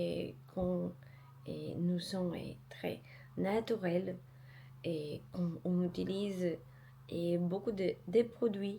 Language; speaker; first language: French; non-native, learner; Polish